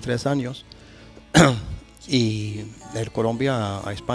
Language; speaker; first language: Spanish; non-native, fluent; Swedish